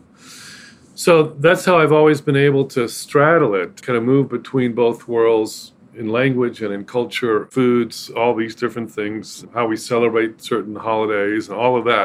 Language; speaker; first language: English; native; English